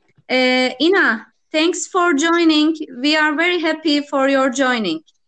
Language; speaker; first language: English; non-native, learner; Turkish